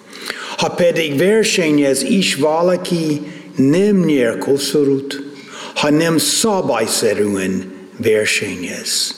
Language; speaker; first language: Hungarian; non-native, fluent; English